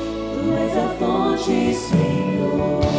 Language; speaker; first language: Portuguese; native; Portuguese